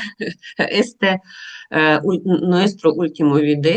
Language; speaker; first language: Spanish; non-native, learner; Russian